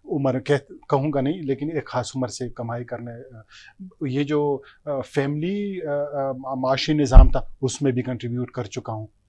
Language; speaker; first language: Urdu; non-native, local second language; Pashto